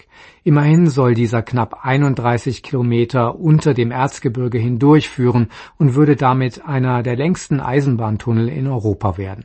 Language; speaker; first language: German; native; German